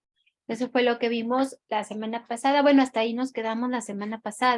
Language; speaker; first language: Spanish; native; Spanish